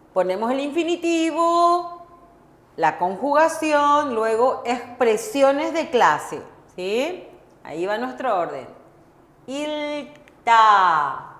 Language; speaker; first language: Spanish; non-native, fluent; Korean